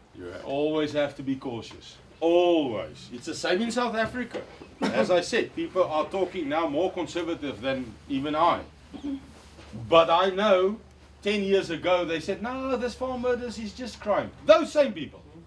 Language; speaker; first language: English; non-native, local second language; Afrikaans